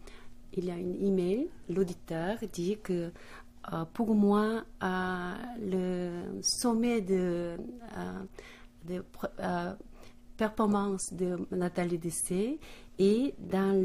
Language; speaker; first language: French; non-native, fluent; Korean